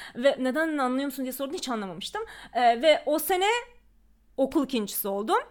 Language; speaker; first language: Turkish; early bilingual, other home language; Russian